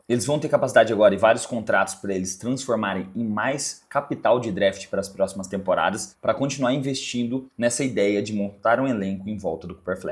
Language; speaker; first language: Portuguese; native; Portuguese